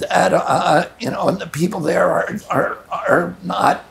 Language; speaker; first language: English; native; English